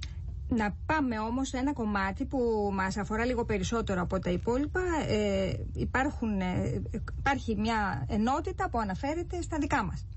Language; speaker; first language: Greek; native; Greek